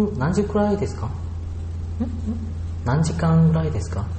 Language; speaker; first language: Japanese; non-native, learner; Korean